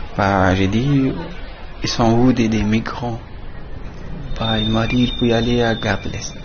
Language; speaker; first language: French; non-native, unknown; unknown